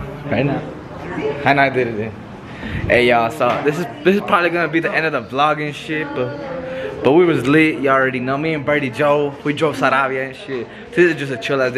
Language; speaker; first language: English; early bilingual, other home language; Spanish